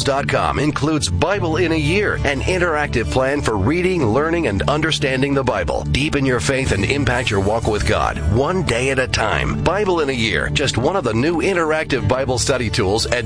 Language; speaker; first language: English; non-native, fluent; Italian